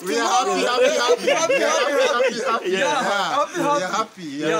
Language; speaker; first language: English; non-native, learner; Swahili